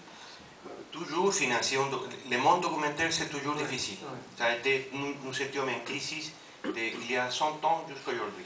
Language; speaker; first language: French; non-native, fluent; Spanish